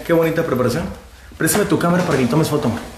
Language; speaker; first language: Spanish; native; Spanish